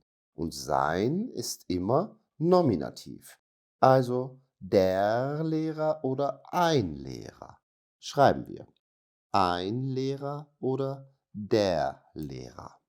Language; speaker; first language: German; non-native, fluent; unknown